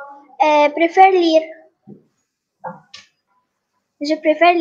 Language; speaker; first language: French; non-native, learner; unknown